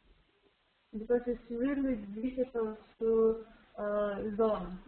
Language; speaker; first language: English; non-native, learner; Russian